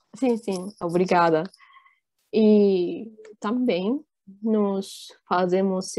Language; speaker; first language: Portuguese; non-native, learner; Japanese